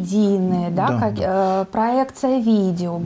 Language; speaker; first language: Russian; native; Russian